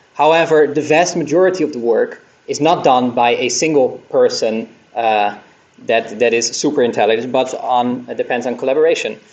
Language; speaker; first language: English; non-native, fluent; Dutch